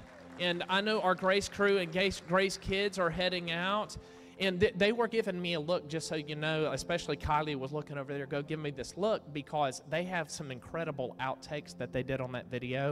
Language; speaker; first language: English; native; English